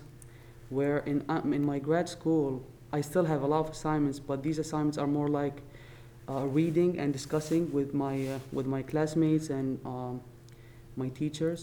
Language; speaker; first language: English; non-native, fluent; Arabic